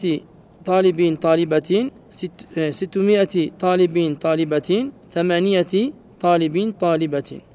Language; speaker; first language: Arabic; non-native, learner; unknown